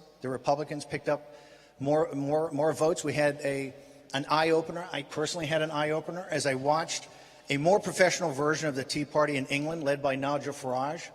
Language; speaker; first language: English; native; English